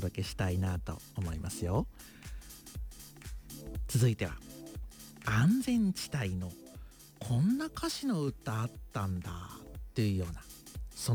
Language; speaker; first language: Japanese; native; Japanese